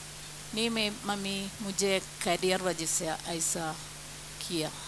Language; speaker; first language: Hindi; non-native, local second language; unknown